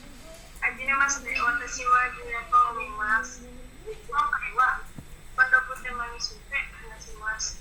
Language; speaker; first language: Japanese; non-native, learner; Indonesian